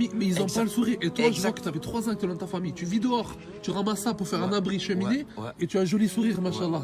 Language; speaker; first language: French; native; French